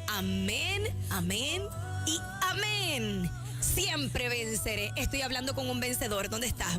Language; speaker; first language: Spanish; native; Spanish